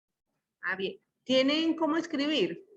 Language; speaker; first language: Spanish; native; Spanish